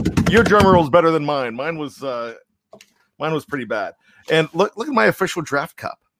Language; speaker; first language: English; native; English